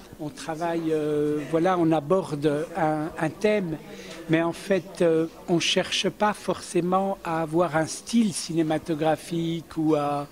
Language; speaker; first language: French; early bilingual, other home language; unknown